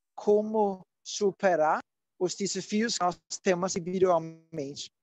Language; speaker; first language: Portuguese; non-native, learner; Danish